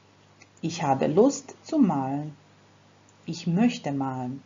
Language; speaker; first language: German; non-native, fluent; Croatian